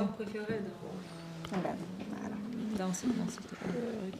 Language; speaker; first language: French; non-native, fluent; Russian